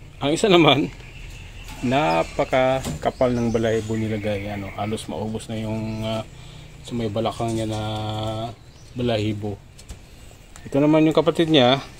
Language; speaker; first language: Filipino; non-native, local second language; Cebuano